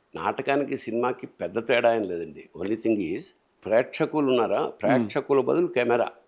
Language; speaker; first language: Telugu; native; Telugu